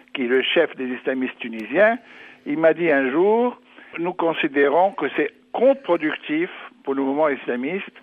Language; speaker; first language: French; non-native, fluent; English